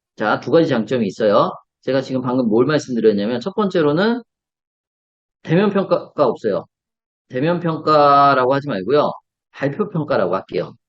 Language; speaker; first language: Korean; native; Korean